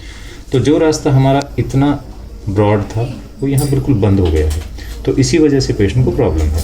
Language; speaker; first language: Hindi; native; Hindi